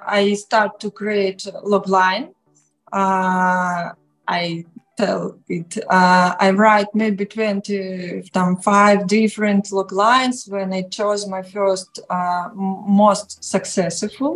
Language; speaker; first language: English; non-native, learner; Russian